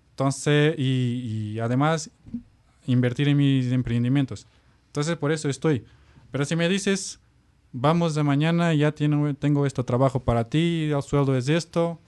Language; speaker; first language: Spanish; non-native, fluent; Portuguese